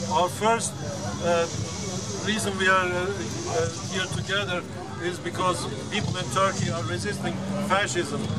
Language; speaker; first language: English; non-native, fluent; Turkish